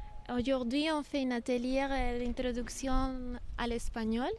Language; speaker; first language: French; non-native, fluent; Spanish